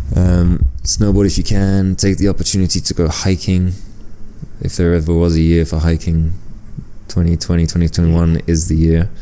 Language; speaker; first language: English; early bilingual, other home language; French